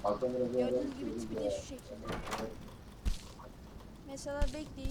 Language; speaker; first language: Turkish; native; Turkish